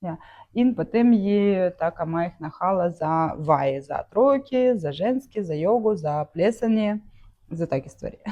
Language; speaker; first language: Slovenian; non-native, learner; Russian